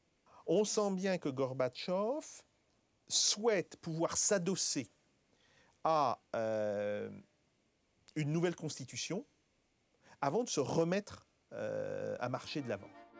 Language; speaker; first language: French; native; French